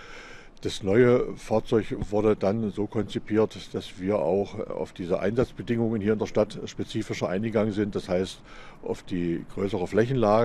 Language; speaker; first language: German; native; German